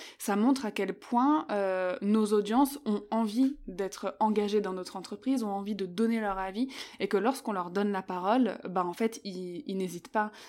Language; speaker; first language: French; native; French